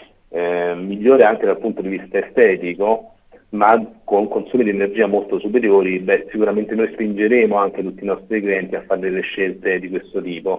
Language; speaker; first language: Italian; native; Italian